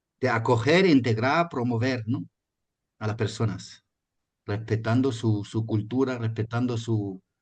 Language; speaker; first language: Spanish; non-native, fluent; German